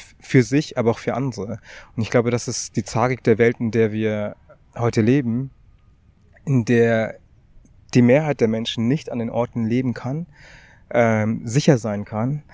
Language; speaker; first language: German; early bilingual, other home language; Tamil